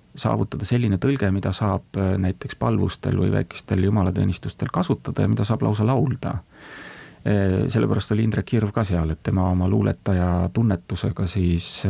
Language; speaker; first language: Estonian; native; Estonian